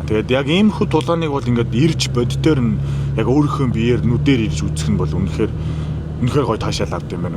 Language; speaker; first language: Mongolian; native; Mongolian